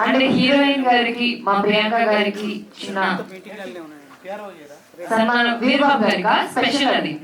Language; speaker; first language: Telugu; native; Telugu